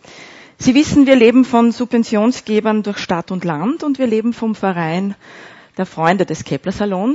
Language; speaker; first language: German; native; German